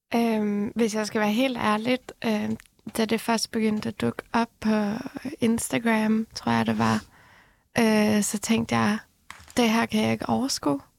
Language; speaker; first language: Danish; non-native, fluent; Persian